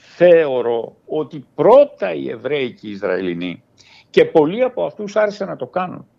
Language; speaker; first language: Greek; early bilingual, heritage; Greek